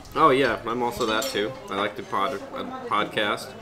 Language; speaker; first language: English; non-native, fluent; Japanese